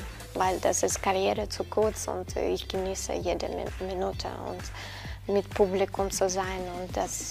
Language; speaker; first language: German; non-native, learner; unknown